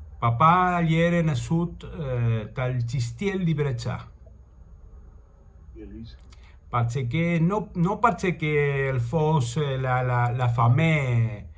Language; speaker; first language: Italian; early bilingual, heritage; Italian